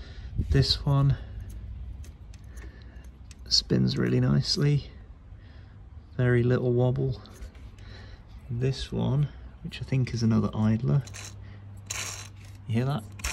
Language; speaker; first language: English; native; English